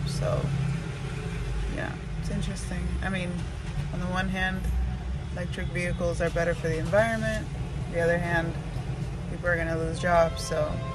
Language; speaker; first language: English; early bilingual, other home language; Spanish